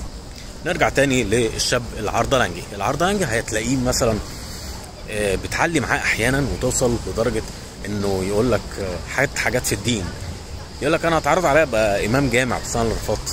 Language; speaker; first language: Arabic; native; Arabic